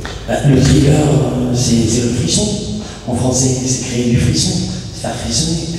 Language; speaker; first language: French; native; French